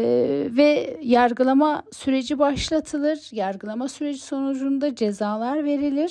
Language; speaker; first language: Turkish; native; Turkish